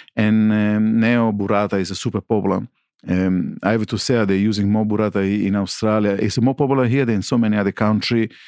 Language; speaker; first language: English; non-native, learner; Italian